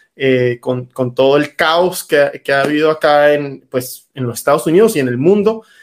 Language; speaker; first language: Spanish; native; Spanish